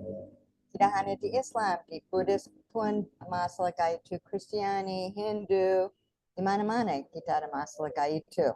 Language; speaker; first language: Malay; non-native, fluent; English